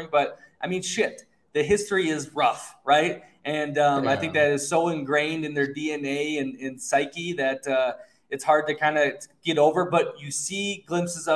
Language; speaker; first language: English; native; English